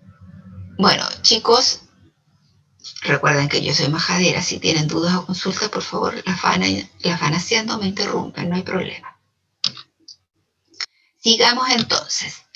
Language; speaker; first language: Spanish; native; Spanish